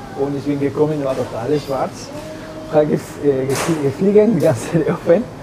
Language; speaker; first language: German; non-native, learner; Spanish